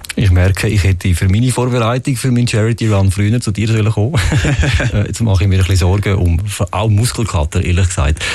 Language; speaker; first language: German; native; German